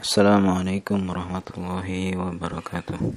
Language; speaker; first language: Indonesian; native; Indonesian